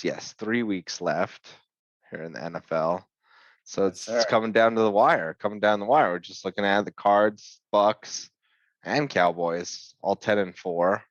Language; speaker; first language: English; native; English